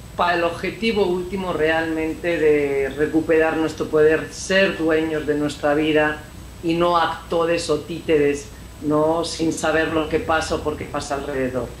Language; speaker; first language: Spanish; native; Spanish